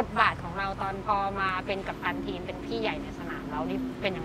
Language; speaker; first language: Thai; native; Thai